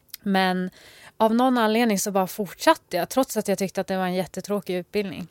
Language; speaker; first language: Swedish; early bilingual, other home language; Persian